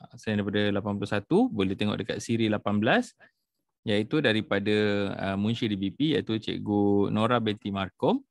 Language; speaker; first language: Malay; native; Malay